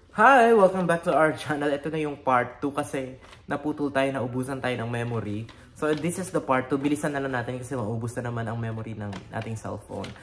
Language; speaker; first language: Filipino; native; Filipino